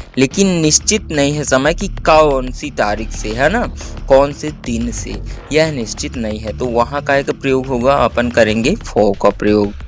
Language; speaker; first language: Hindi; native; Hindi